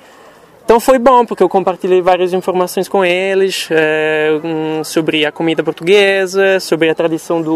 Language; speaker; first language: Portuguese; non-native, fluent; Italian